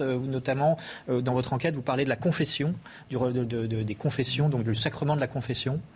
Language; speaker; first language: French; native; French